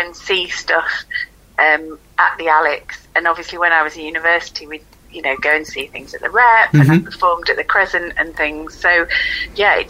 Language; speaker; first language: English; native; English